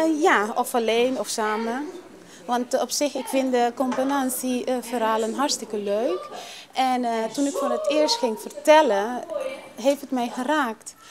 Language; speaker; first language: Dutch; non-native, local second language; Papiamento